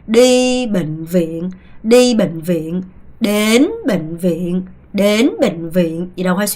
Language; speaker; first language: Vietnamese; non-native, fluent; Korean